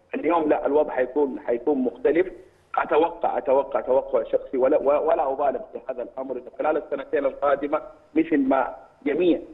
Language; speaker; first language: Arabic; native; Arabic